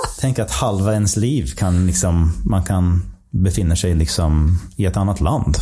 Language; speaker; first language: Swedish; non-native, fluent; English